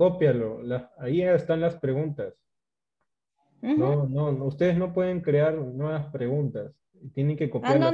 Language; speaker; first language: Spanish; native; Spanish